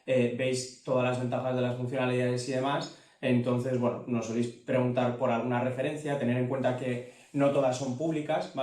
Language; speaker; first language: Spanish; native; Spanish